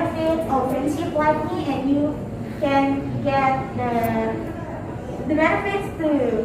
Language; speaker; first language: English; non-native, learner; Indonesian